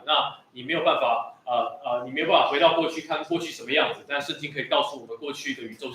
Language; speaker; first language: Chinese; native; Chinese